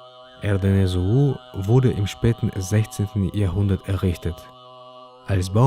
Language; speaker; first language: German; native; German